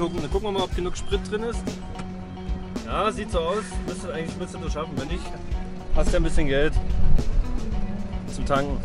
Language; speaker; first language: German; native; German